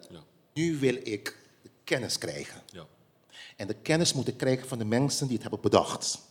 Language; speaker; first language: Dutch; non-native, local second language; Papiamento